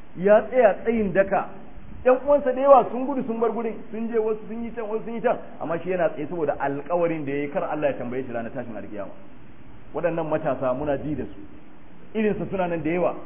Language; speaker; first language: Hausa; native; Hausa